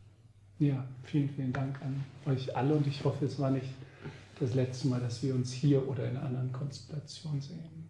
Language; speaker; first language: German; native; German